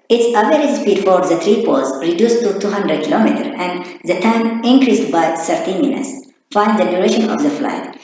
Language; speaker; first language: English; non-native, local second language; Amharic